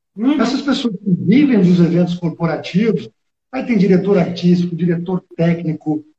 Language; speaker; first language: Portuguese; early bilingual, other home language; Spanish